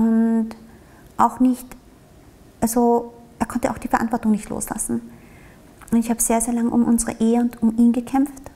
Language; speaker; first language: German; early bilingual, other home language; Vietnamese